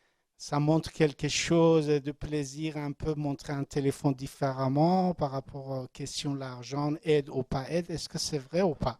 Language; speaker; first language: French; non-native, learner; Persian